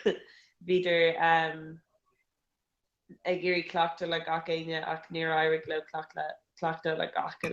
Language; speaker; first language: Irish; non-native, local second language; English